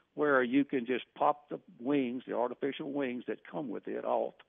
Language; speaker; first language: English; native; English